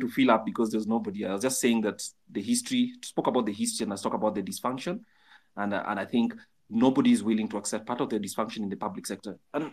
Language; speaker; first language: English; non-native, local second language; Luo (Kenya and Tanzania)